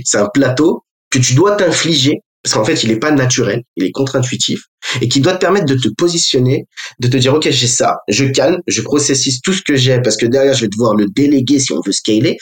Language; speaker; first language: French; native; French